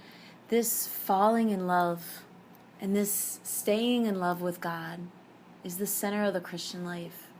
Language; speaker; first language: English; native; English